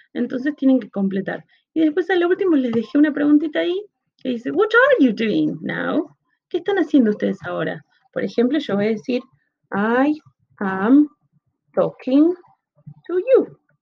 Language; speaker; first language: Spanish; native; Spanish